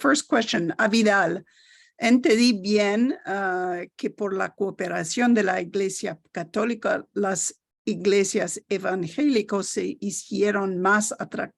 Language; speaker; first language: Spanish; non-native, learner; English